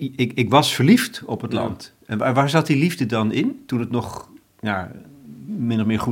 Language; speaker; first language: Dutch; native; Dutch